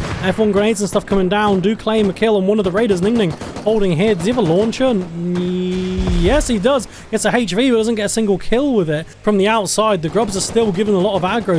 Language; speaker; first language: English; native; English